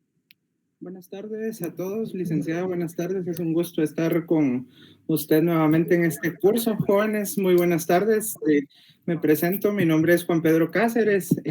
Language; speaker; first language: Spanish; native; Spanish